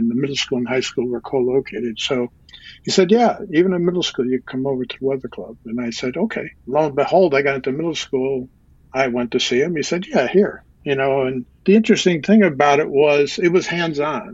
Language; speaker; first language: English; native; English